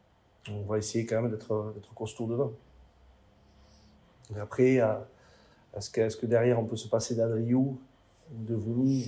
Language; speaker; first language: French; native; French